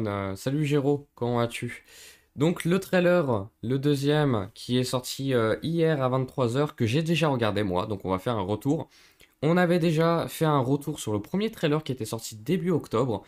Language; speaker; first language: French; native; French